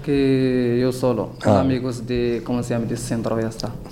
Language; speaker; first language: Spanish; non-native, learner; Berber languages